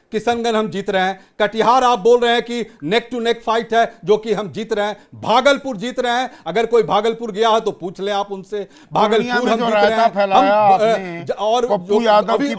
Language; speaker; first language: Hindi; native; Hindi